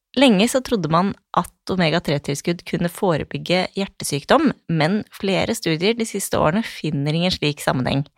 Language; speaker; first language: Norwegian; native; Norwegian